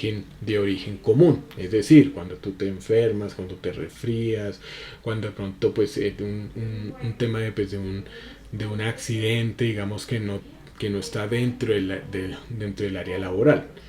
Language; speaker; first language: Spanish; native; Spanish